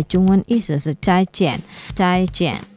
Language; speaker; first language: Chinese; non-native, learner; Indonesian